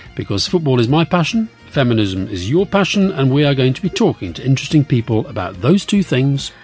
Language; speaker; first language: English; native; English